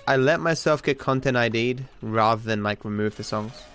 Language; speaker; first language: English; native; English